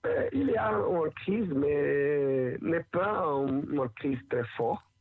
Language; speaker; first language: French; non-native, learner; Portuguese